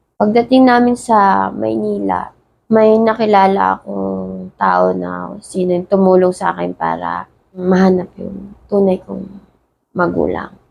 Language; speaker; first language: Filipino; native; Filipino